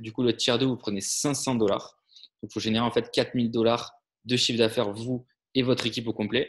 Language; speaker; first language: French; native; French